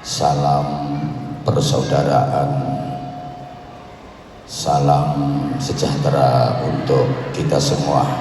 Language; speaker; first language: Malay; non-native, local second language; Javanese